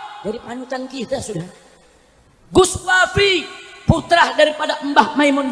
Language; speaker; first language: Indonesian; native; Indonesian